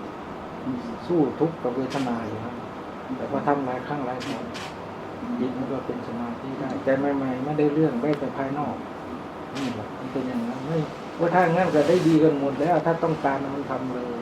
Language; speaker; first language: Thai; native; Thai